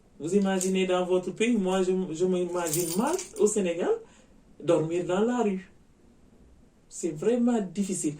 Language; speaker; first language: French; non-native, local second language; Wolof